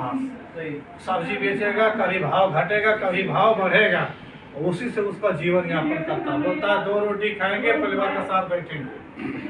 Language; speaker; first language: Hindi; non-native, learner; Nepali